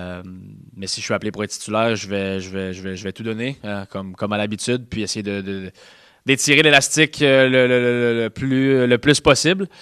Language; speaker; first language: French; native; French